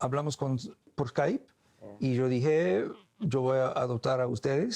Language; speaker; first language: Spanish; non-native, learner; English